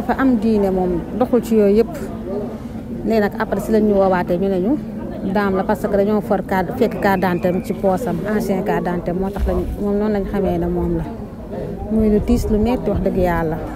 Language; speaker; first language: Wolof; native; Wolof